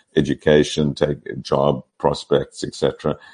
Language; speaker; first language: English; native; English